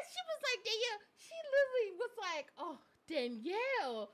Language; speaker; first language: English; native; English